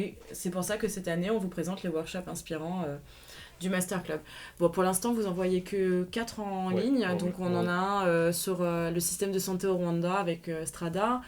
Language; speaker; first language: French; native; French